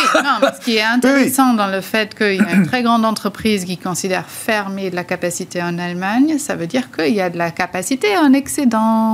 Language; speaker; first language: French; native; French